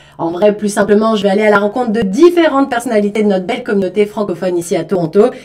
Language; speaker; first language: French; native; French